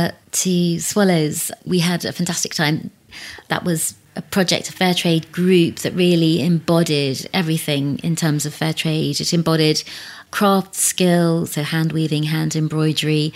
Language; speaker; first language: English; native; English